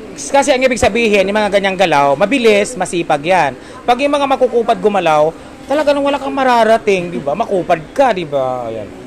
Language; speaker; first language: Filipino; native; Filipino